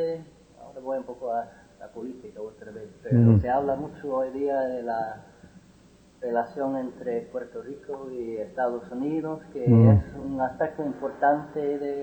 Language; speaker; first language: Spanish; non-native, fluent; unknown